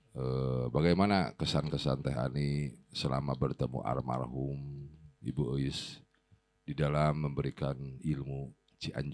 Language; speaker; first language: Indonesian; non-native, local second language; Sundanese